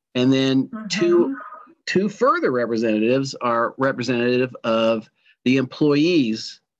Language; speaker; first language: English; native; English